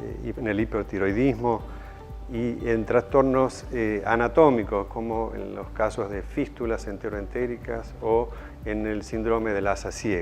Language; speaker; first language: Spanish; native; Spanish